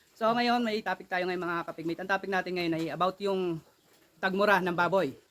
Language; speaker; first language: Filipino; non-native, local second language; Cebuano